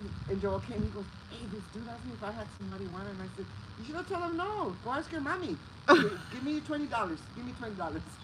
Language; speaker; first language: English; early bilingual, other home language; Spanish